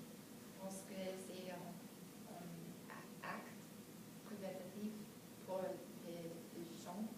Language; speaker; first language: French; non-native, learner; English